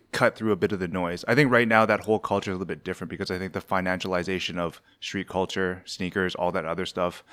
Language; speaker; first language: English; native; English